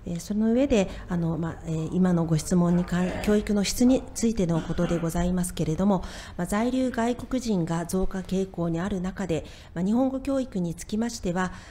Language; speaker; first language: Japanese; native; Japanese